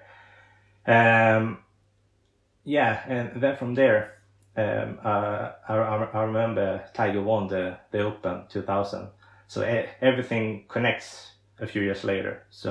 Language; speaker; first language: English; non-native, fluent; Swedish